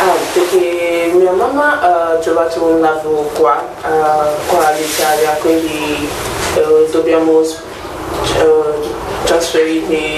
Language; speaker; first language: Italian; non-native, learner; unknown